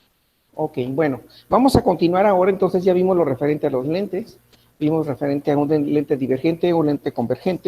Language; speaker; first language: Spanish; native; Spanish